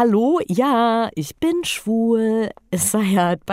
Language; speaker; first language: German; native; German